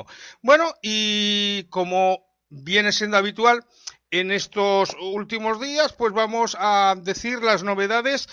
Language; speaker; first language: Spanish; native; Spanish